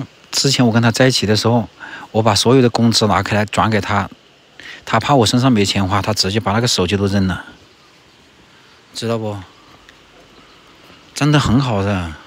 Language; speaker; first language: Chinese; native; Chinese